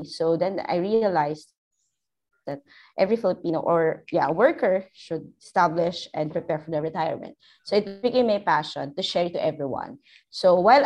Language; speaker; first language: English; non-native, local second language; Filipino